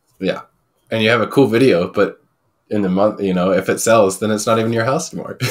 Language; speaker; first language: English; native; English